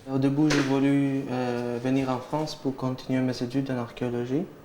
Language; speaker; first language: French; non-native, learner; Greek